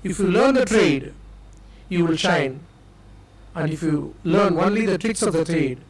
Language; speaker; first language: English; non-native, local second language; Tamil